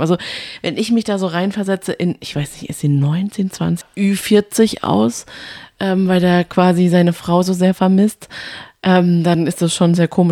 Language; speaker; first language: German; native; German